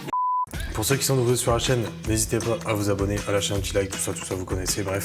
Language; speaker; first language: French; native; French